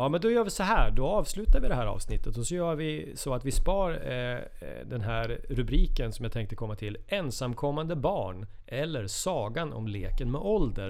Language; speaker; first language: Swedish; native; Swedish